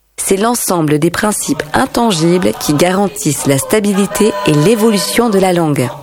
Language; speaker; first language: French; native; French